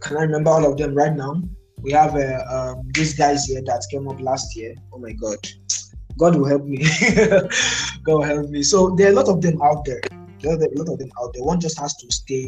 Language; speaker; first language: English; non-native, local second language; Igbo